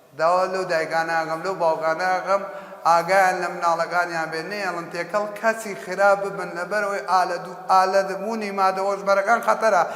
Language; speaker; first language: Central Kurdish; native; Central Kurdish